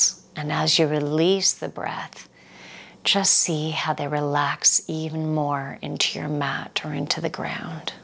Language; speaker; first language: English; native; English